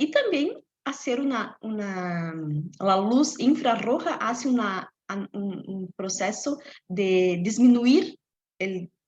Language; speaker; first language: Spanish; non-native, fluent; Portuguese